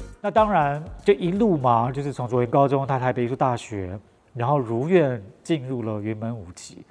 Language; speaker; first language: Chinese; non-native, local second language; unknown